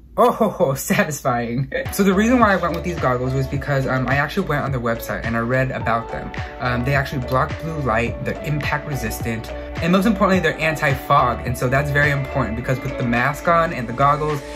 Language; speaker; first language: English; native; English